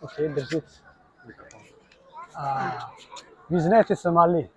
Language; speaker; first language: Russian; non-native, learner; Somali